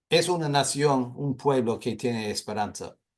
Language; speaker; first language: Spanish; non-native, fluent; English